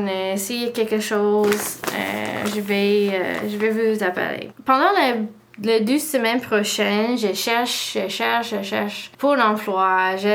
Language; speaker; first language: French; non-native, learner; English